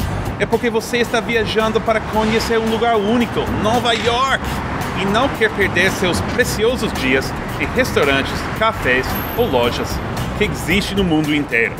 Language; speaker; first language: Portuguese; non-native, fluent; English